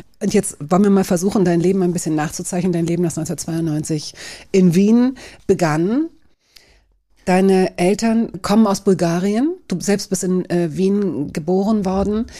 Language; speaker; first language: German; native; German